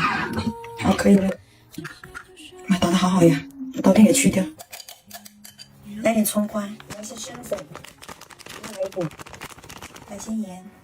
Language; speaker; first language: Chinese; native; Chinese